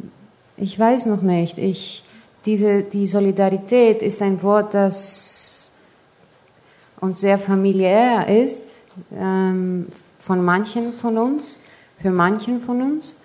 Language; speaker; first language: German; non-native, fluent; Greek